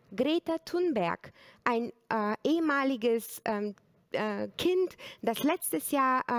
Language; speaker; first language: German; non-native, fluent; Bulgarian